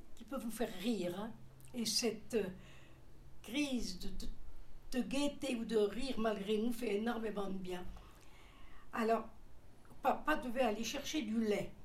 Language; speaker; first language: French; native; French